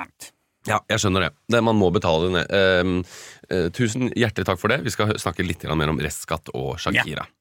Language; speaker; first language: Norwegian; native; Norwegian